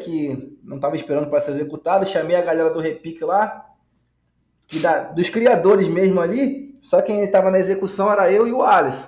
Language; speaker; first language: Portuguese; native; Portuguese